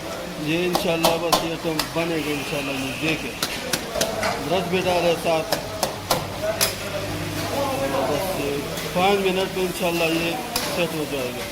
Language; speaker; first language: Hindi; non-native, local second language; Pashto